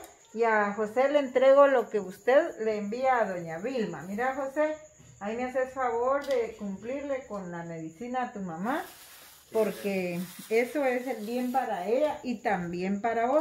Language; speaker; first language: Spanish; native; Spanish